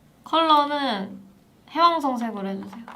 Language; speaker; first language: Korean; native; Korean